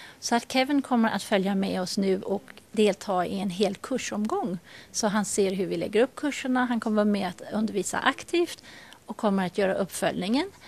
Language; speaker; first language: Swedish; native; Swedish